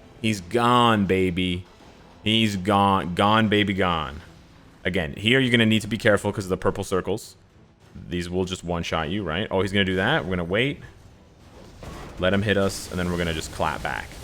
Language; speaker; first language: English; native; English